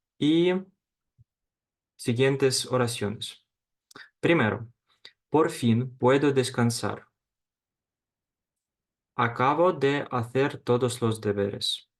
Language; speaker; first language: Spanish; non-native, fluent; Ukrainian